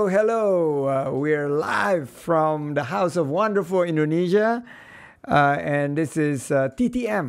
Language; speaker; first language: English; non-native, local second language; Indonesian